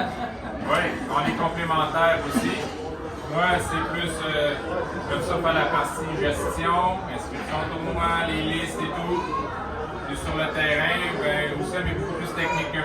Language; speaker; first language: French; native; French